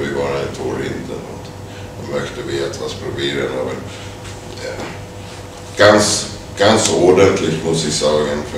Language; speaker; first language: German; non-native, fluent; Swedish